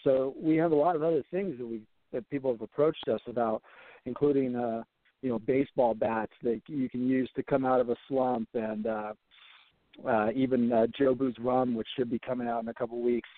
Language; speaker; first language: English; native; English